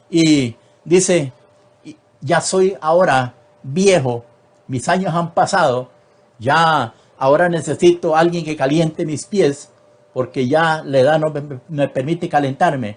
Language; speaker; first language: Spanish; native; Spanish